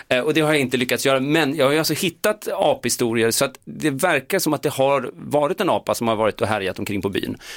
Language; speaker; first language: Swedish; native; Swedish